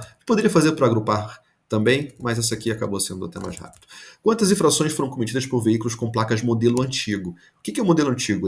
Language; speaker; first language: Portuguese; native; Portuguese